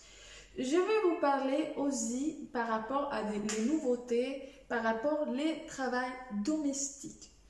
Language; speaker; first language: French; non-native, fluent; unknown